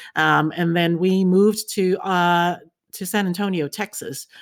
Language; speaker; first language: English; early bilingual, other home language; Chinese